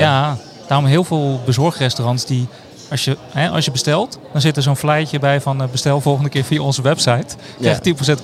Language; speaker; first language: Dutch; native; Dutch